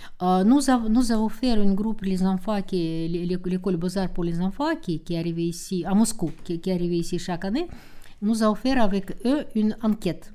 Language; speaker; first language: French; non-native, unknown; Russian